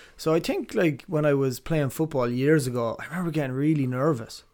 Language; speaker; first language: English; native; English